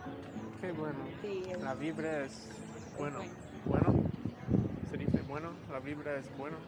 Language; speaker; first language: Spanish; non-native, learner; English